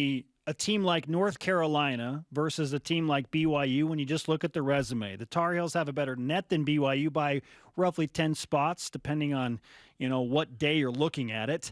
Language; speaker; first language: English; native; English